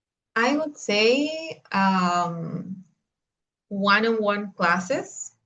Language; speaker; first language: English; non-native, learner; Spanish